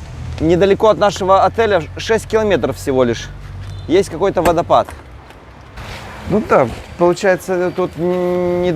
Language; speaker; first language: Russian; native; Russian